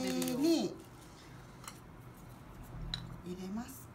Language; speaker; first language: Japanese; non-native, learner; Thai